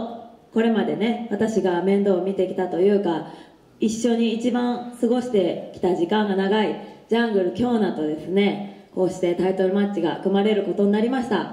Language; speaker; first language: Japanese; native; Japanese